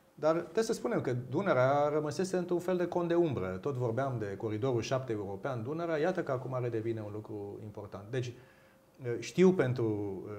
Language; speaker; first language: Romanian; native; Romanian